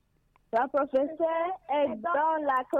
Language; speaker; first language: French; non-native, learner; English